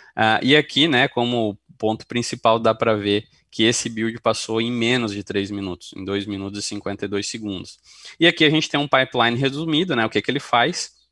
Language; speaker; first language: Portuguese; native; Portuguese